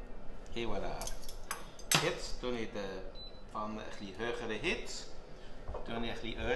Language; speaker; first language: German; non-native, local second language; French